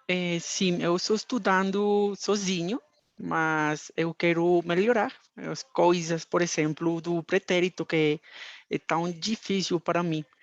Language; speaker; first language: Portuguese; non-native, learner; Spanish